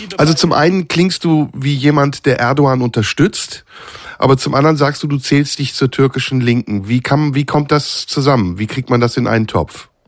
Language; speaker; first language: German; early bilingual, other home language; Turkish